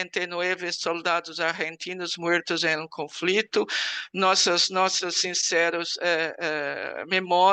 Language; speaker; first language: Portuguese; non-native, learner; Spanish